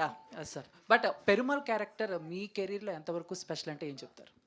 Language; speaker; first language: Telugu; native; Telugu